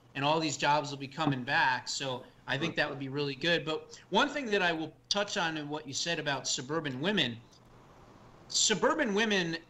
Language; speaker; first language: English; native; English